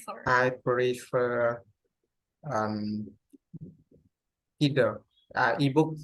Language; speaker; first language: English; non-native, learner; Vietnamese